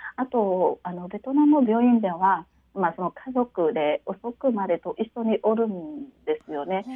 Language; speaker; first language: Japanese; non-native, fluent; Vietnamese